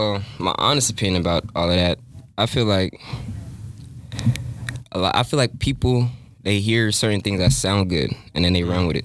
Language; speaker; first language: English; native; English